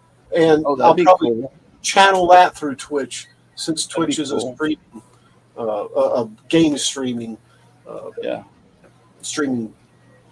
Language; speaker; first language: English; native; English